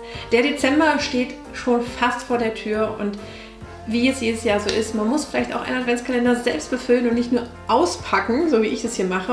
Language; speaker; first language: German; native; German